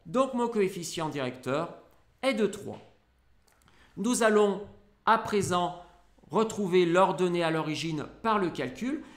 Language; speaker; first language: French; native; French